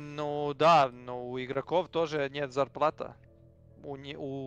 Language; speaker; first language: Russian; non-native, learner; Serbian